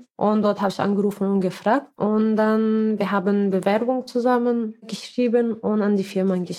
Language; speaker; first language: German; non-native, learner; Arabic